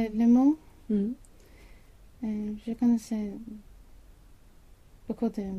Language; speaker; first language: French; non-native, learner; Swedish